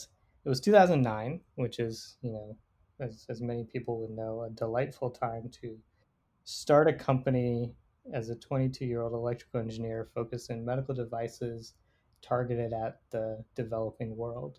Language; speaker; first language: English; native; English